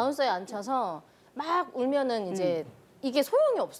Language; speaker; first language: Korean; native; Korean